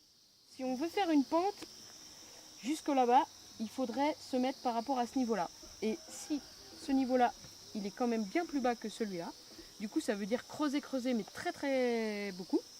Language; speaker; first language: French; native; French